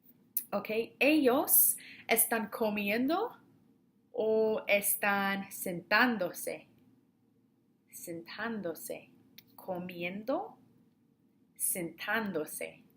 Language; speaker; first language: Spanish; non-native, fluent; English